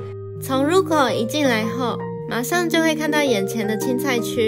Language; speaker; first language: Chinese; native; Chinese